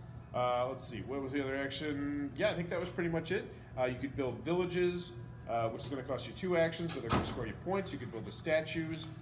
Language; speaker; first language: English; native; English